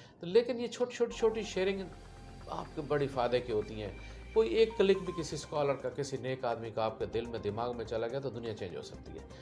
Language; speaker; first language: Urdu; non-native, local second language; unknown